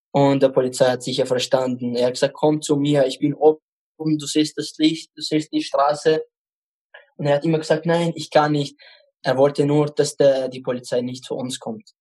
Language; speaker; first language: German; non-native, fluent; Arabic